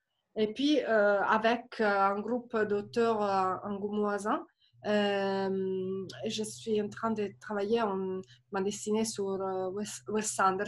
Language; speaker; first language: French; non-native, fluent; Italian